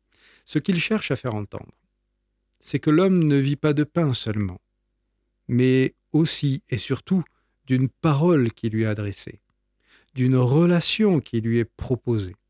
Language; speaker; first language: French; native; French